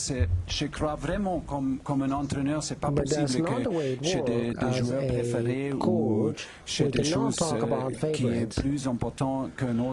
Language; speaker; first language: French; non-native, fluent; German